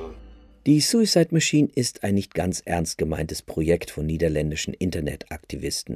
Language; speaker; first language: German; native; German